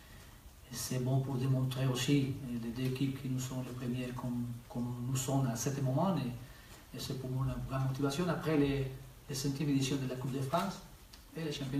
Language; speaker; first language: French; non-native, learner; Spanish